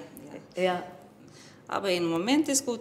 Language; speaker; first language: German; non-native, learner; Romanian